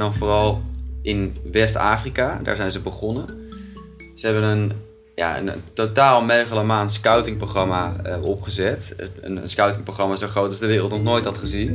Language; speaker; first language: Dutch; native; Dutch